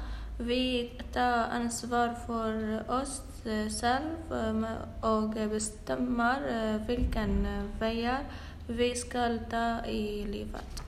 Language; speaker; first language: Norwegian; non-native, local second language; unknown